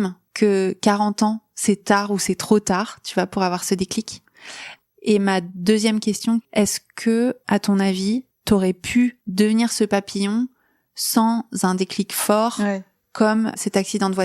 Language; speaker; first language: French; native; French